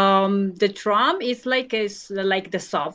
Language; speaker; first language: English; non-native, learner; Spanish